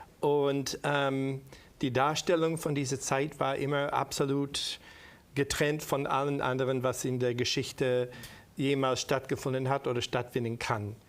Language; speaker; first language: German; non-native, fluent; English